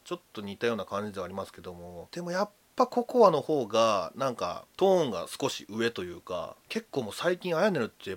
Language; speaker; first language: Japanese; native; Japanese